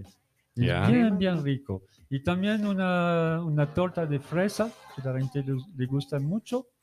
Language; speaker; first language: Spanish; non-native, learner; French